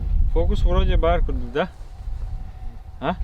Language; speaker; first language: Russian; non-native, local second language; Yakut